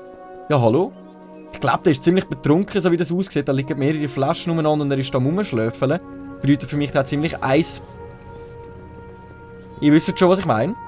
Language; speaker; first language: German; native; German